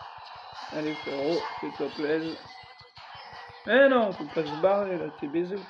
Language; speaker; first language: French; native; French